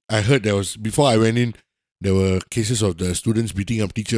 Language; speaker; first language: English; native; English